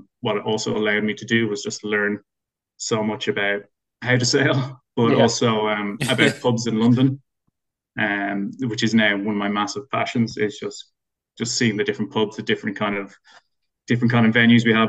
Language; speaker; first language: English; native; English